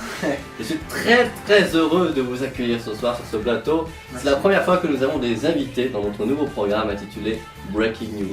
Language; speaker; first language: French; native; French